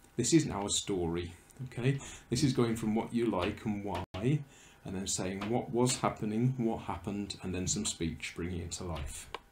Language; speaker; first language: English; native; English